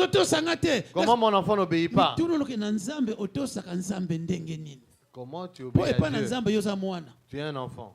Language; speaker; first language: French; non-native, local second language; Lingala